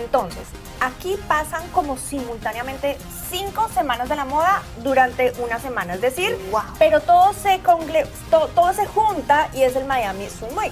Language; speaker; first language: Spanish; native; Spanish